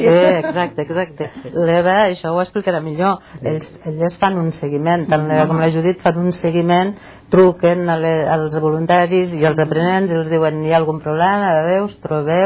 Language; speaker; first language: Catalan; native; Catalan